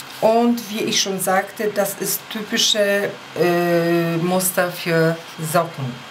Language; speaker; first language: German; non-native, fluent; Polish